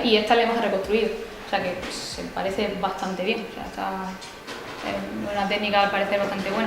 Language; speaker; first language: Spanish; native; Spanish